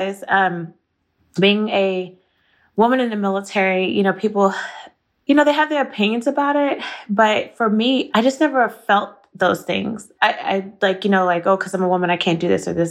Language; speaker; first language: English; native; English